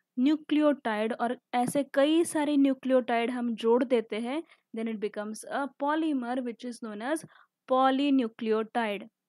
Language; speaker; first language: Hindi; native; Hindi